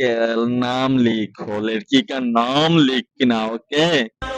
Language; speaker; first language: Hindi; non-native, learner; Bangla